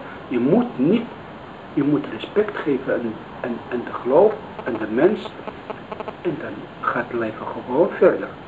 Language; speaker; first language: Dutch; non-native, learner; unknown